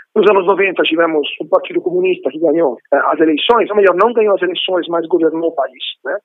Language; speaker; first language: Portuguese; non-native, fluent; Italian